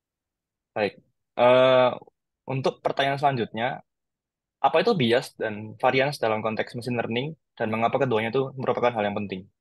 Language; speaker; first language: Indonesian; native; Indonesian